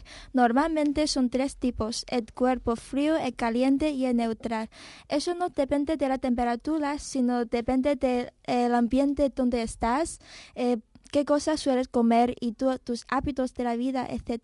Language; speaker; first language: Spanish; non-native, fluent; Chinese